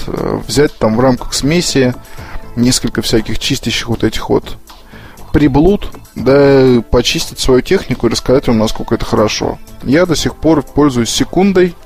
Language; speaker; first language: Russian; native; Russian